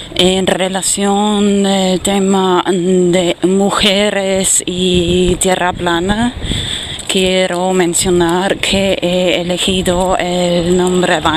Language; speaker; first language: Spanish; non-native, fluent; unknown